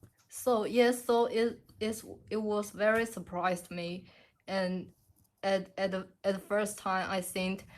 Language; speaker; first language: English; non-native, learner; Chinese